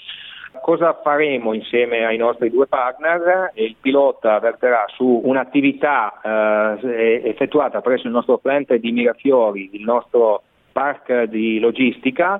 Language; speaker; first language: Italian; native; Italian